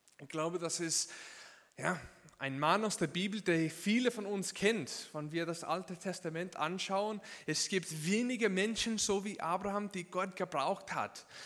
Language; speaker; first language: German; non-native, fluent; English